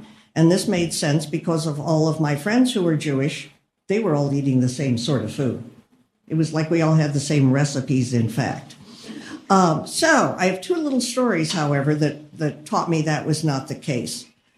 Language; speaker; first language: English; native; English